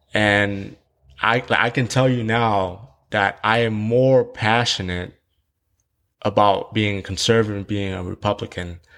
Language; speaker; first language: English; early bilingual, other home language; Vietnamese